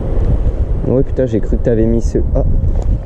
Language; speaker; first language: French; native; French